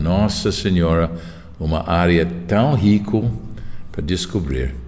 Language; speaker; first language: Portuguese; non-native, fluent; English